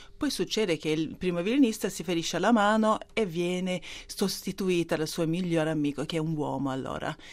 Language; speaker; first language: Italian; early bilingual, other home language; Swedish